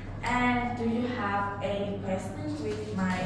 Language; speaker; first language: English; non-native, learner; Vietnamese